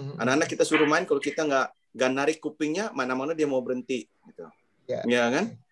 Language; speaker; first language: Indonesian; native; Indonesian